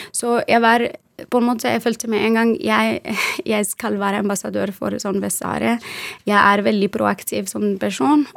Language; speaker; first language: Norwegian; non-native, fluent; Arabic